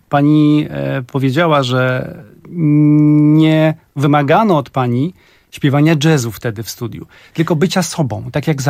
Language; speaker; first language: Polish; native; Polish